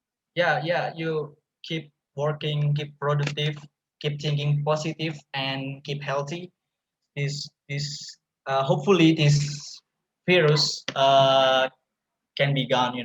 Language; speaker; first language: English; non-native, learner; Indonesian